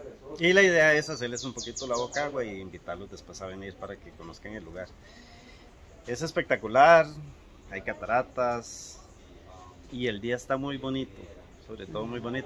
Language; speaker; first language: Spanish; native; Spanish